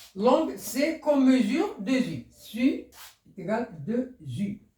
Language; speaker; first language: French; non-native, local second language; Arabic